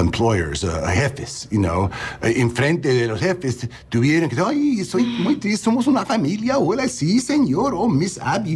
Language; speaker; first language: Spanish; non-native, learner; English